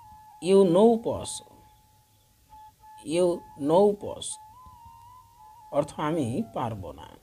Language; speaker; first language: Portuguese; non-native, learner; Bangla